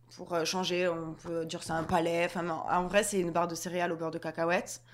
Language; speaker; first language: French; native; French